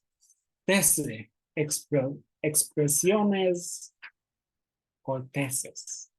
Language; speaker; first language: Spanish; non-native, learner; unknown